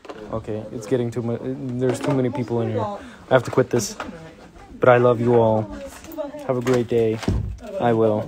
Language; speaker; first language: English; non-native, fluent; Swedish